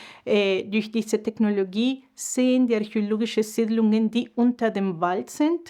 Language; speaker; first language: German; non-native, fluent; Spanish